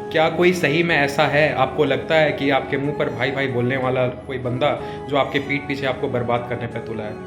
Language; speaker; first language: Hindi; native; Hindi